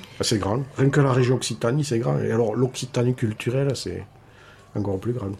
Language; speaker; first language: French; native; French